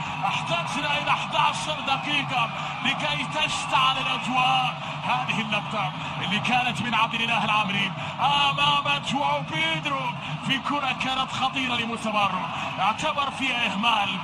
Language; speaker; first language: Arabic; native; Arabic